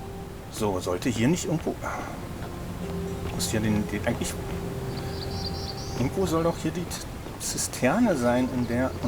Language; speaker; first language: German; native; German